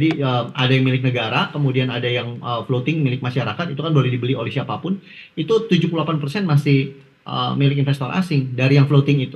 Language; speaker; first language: Indonesian; native; Indonesian